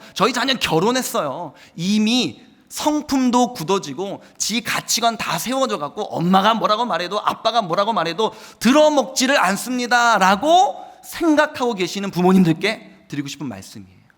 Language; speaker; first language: Korean; native; Korean